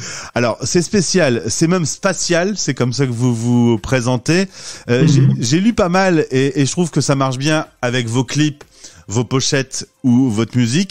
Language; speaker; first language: French; native; French